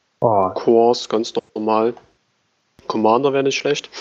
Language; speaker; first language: German; native; German